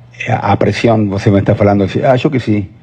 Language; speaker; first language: Portuguese; non-native, learner; Spanish